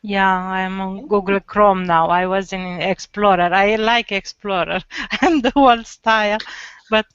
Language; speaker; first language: English; non-native, learner; Romanian